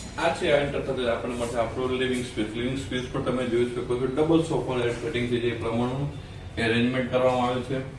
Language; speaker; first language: Gujarati; native; Gujarati